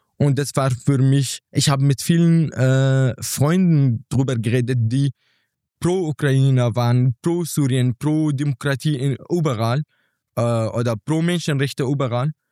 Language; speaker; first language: German; non-native, fluent; Arabic